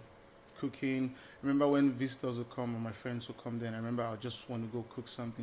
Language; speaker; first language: English; non-native, local second language; Igbo